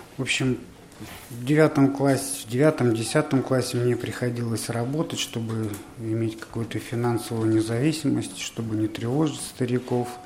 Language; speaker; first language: Russian; native; Russian